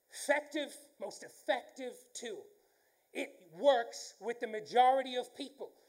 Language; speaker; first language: English; native; English